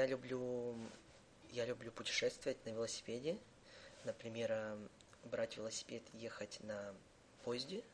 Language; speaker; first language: Russian; early bilingual, heritage; Russian